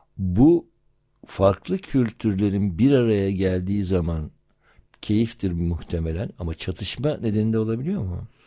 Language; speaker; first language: Turkish; native; Turkish